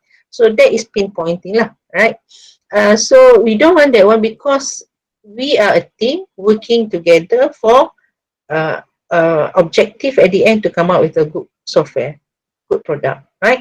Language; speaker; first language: English; non-native, local second language; Malay